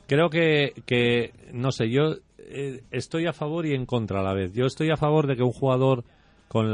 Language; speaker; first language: Spanish; native; Spanish